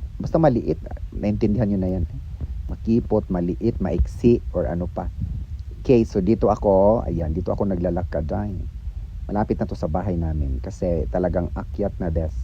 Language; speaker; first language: Filipino; non-native, local second language; Cebuano